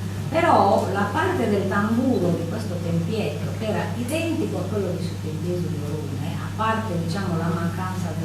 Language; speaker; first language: Italian; native; Italian